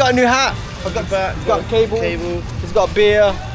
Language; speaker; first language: English; native; English